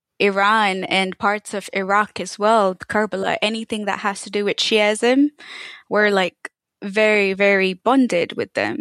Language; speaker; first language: English; native; English